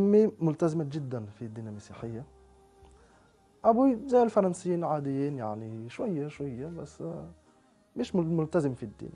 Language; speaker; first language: Arabic; non-native, learner; French